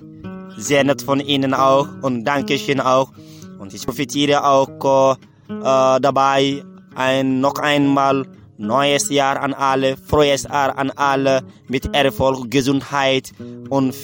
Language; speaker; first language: German; non-native, learner; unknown